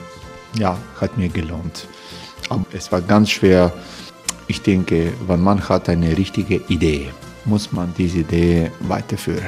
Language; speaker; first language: German; non-native, fluent; Croatian